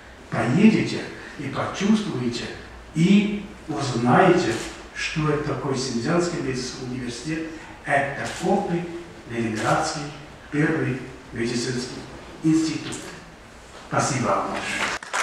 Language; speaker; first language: Russian; non-native, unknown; Uyghur